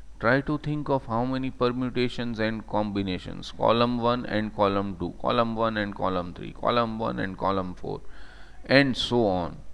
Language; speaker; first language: English; non-native, local second language; Gujarati